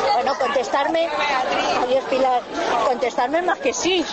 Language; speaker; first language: Spanish; native; Spanish